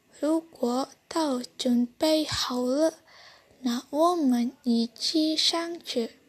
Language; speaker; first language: Chinese; non-native, learner; Indonesian